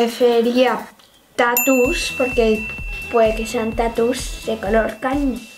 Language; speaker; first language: Spanish; early bilingual, heritage; Spanish